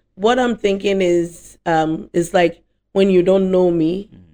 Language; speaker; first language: English; non-native, local second language; Akan